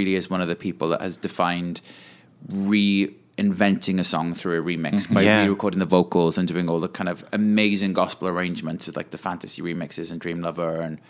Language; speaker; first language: English; native; English